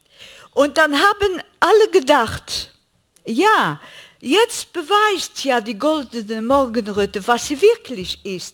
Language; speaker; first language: German; non-native, fluent; Greek